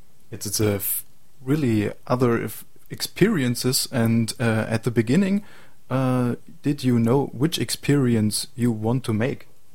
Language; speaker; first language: English; non-native, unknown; German